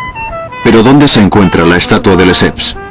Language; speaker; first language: Spanish; native; Spanish